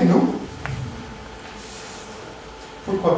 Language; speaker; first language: Spanish; non-native, learner; Italian